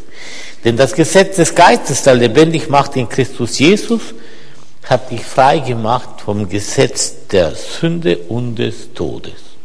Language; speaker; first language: German; non-native, fluent; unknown